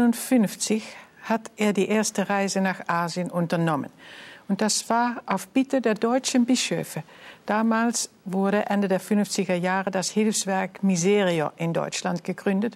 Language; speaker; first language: German; non-native, fluent; Dutch